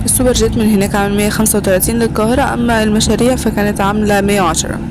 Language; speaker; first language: Arabic; native; Arabic